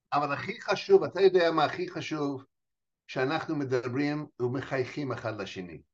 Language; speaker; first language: Hebrew; non-native, fluent; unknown